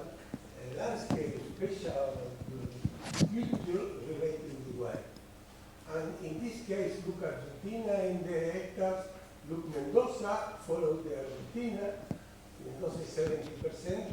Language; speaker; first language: English; non-native, fluent; Spanish